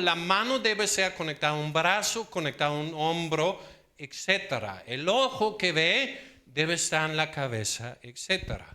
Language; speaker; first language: Spanish; non-native, fluent; Danish